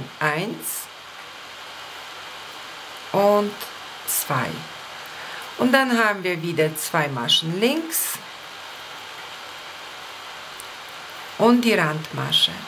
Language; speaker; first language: German; non-native, fluent; Polish